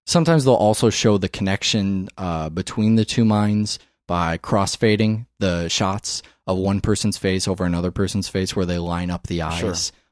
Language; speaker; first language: English; native; English